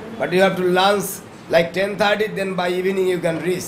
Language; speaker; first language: English; non-native, local second language; Bangla